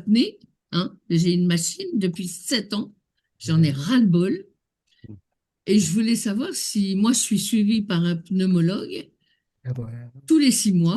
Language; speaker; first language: French; native; French